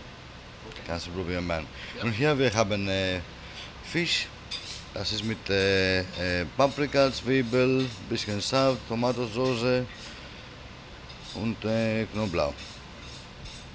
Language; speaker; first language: German; non-native, learner; Greek